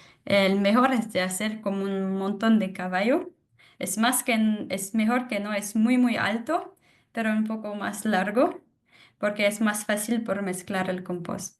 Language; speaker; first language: Spanish; non-native, fluent; French